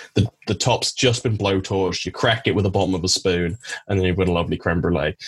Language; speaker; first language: English; native; English